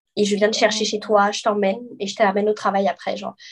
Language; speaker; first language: French; native; French